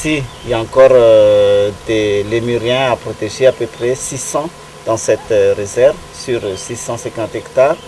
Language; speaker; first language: French; non-native, local second language; Malagasy